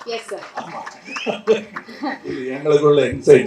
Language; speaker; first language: Tamil; native; Tamil